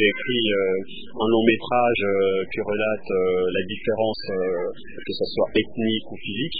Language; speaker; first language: French; early bilingual, other home language; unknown